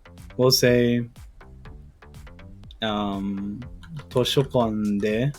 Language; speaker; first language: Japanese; non-native, learner; English